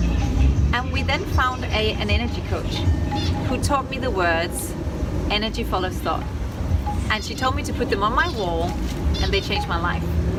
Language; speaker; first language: English; non-native, fluent; Danish